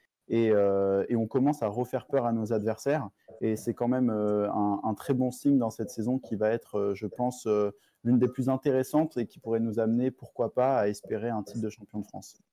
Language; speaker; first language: French; native; French